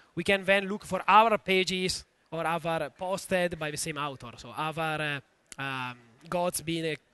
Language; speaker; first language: English; non-native, fluent; Italian